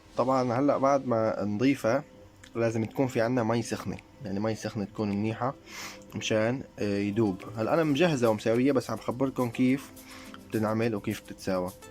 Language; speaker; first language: Arabic; native; Arabic